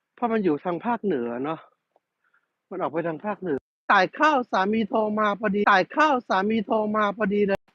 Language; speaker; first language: Thai; non-native, fluent; Burmese